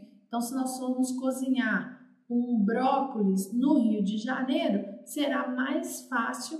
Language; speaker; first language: Portuguese; native; Portuguese